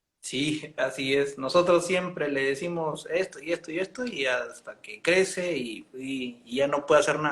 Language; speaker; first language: Spanish; native; Spanish